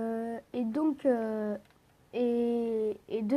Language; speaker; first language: French; native; French